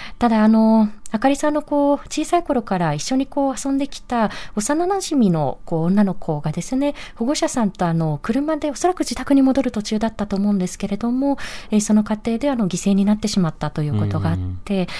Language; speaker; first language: Japanese; native; Japanese